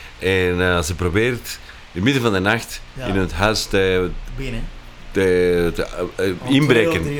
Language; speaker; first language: Dutch; non-native, fluent; Spanish